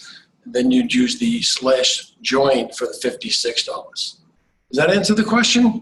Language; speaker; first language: English; native; English